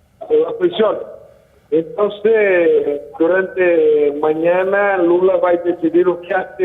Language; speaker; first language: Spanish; non-native, learner; Portuguese